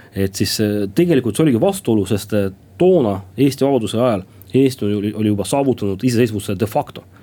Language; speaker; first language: Estonian; non-native, local second language; Russian